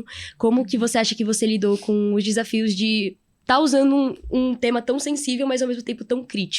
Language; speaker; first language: Portuguese; native; Portuguese